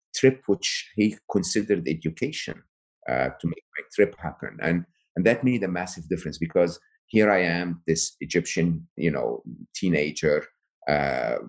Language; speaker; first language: English; non-native, fluent; Arabic